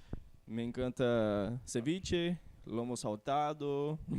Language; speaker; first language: Spanish; non-native, learner; Portuguese